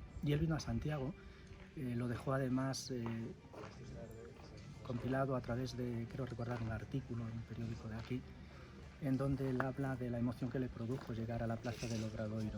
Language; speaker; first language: Spanish; native; Spanish